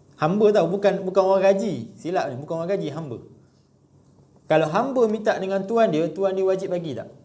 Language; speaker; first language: Malay; native; Malay